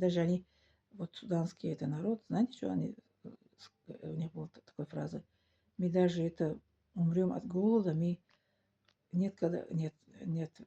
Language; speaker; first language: Russian; non-native, local second language; Tajik